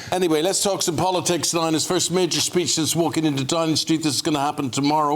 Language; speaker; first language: English; native; English